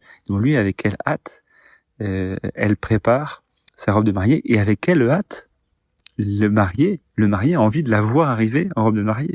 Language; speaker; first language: French; native; French